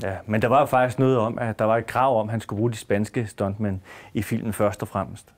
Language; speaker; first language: Danish; native; Danish